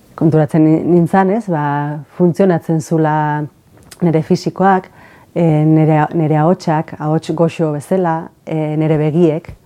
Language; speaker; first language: Basque; native; Basque